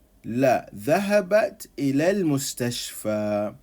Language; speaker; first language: Arabic; non-native, fluent; English